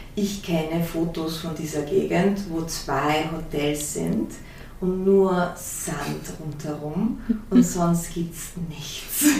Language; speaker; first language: German; early bilingual, heritage; German